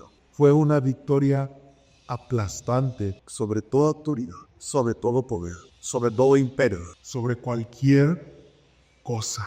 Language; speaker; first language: Spanish; native; Spanish